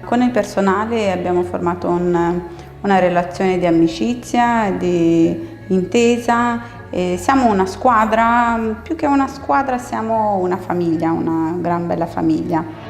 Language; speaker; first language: Italian; non-native, fluent; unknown